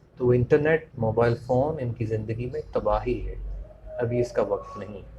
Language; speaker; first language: Urdu; non-native, local second language; Punjabi